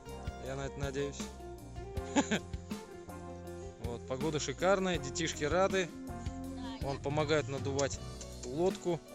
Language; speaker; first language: Russian; native; Russian